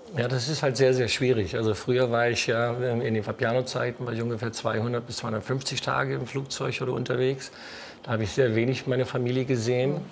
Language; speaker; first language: German; non-native, fluent; English